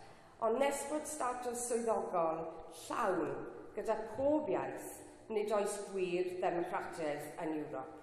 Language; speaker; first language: Welsh; non-native, local second language; English